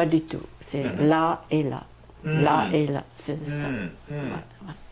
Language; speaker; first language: French; non-native, fluent; Khmer